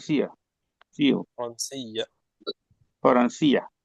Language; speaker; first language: Arabic; non-native, learner; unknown